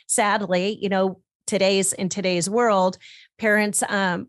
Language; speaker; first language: English; native; English